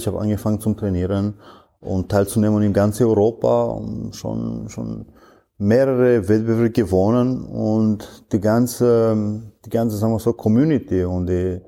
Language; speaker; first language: German; non-native, fluent; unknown